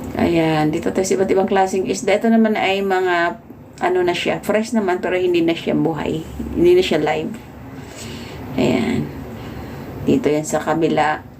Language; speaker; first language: Filipino; native; Filipino